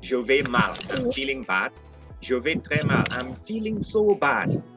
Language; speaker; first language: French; non-native, fluent; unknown